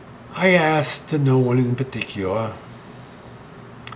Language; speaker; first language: English; native; English